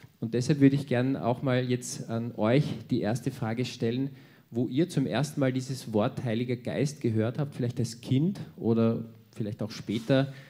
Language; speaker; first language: German; native; German